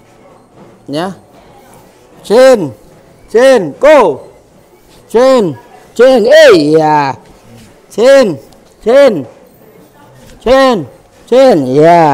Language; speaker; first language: Japanese; non-native, learner; Thai